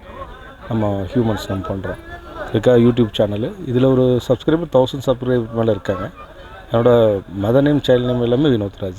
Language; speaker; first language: Tamil; native; Tamil